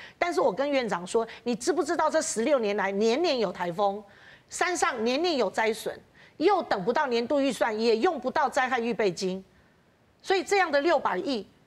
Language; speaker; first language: Chinese; native; Chinese